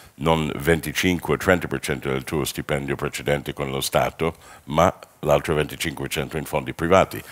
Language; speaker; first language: Italian; non-native, fluent; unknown